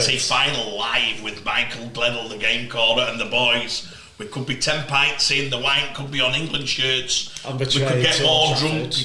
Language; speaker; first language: English; native; English